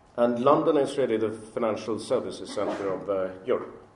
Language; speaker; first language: English; non-native, fluent; Swedish